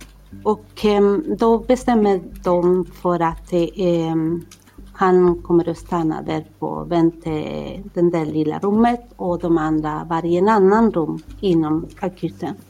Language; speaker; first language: Swedish; non-native, fluent; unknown